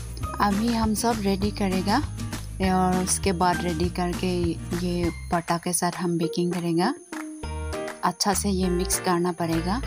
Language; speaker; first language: Hindi; non-native, local second language; Karbi